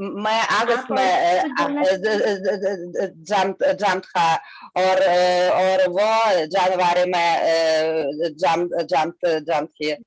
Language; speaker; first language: Hindi; non-native, learner; Russian